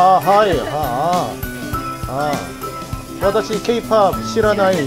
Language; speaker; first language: Japanese; non-native, learner; Korean